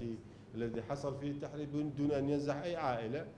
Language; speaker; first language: Arabic; native; Arabic